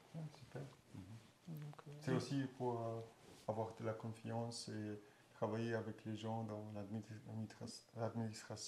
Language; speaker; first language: French; non-native, fluent; German